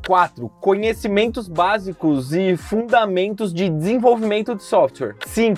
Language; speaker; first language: Portuguese; native; Portuguese